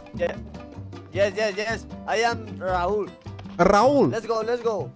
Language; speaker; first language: English; non-native, learner; Spanish